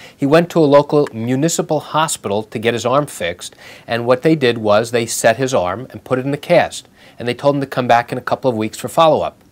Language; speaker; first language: English; native; English